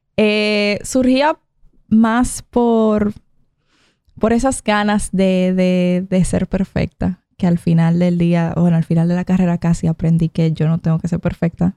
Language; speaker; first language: Spanish; native; Spanish